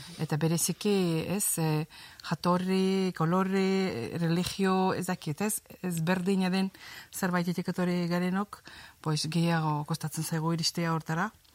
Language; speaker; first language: Basque; non-native, fluent; Azerbaijani